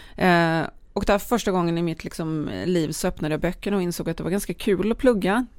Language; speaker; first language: Swedish; native; Swedish